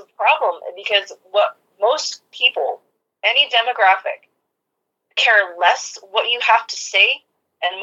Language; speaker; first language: English; native; English